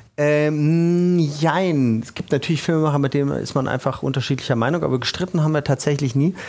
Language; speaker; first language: German; native; German